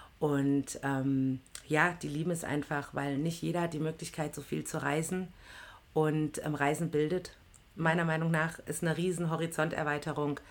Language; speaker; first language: German; native; German